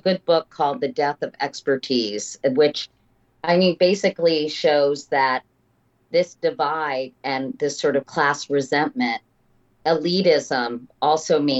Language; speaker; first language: English; native; English